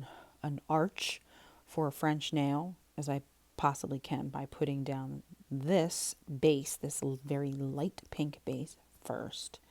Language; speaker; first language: English; native; English